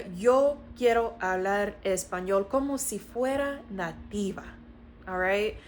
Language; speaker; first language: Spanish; non-native, learner; English